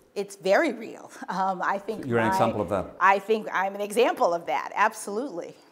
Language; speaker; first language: English; native; English